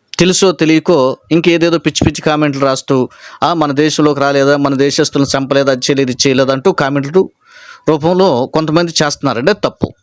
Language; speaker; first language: Telugu; native; Telugu